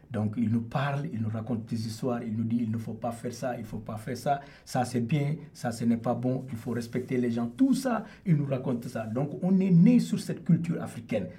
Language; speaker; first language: French; non-native, local second language; Wolof